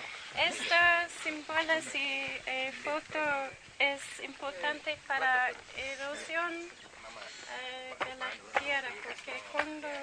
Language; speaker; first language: Spanish; non-native, learner; English